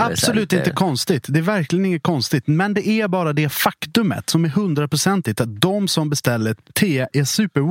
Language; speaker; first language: Swedish; native; Swedish